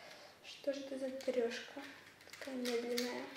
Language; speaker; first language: Russian; native; Russian